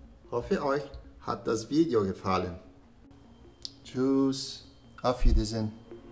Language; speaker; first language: German; non-native, learner; Portuguese